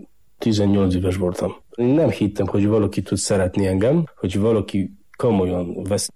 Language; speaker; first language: Hungarian; non-native, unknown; Polish